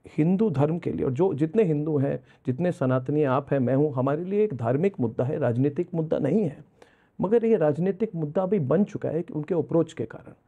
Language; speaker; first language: Hindi; non-native, local second language; Bangla